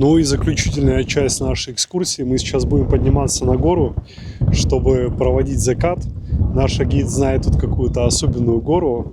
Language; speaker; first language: Russian; native; Russian